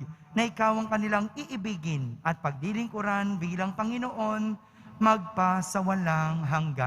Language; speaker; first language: Filipino; native; Filipino